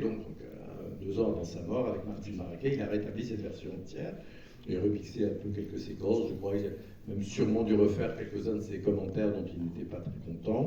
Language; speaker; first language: French; native; French